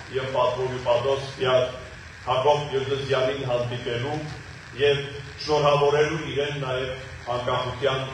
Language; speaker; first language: Armenian; native; Armenian